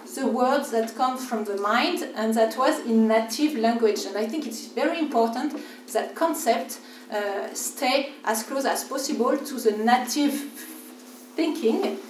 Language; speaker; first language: English; non-native, fluent; French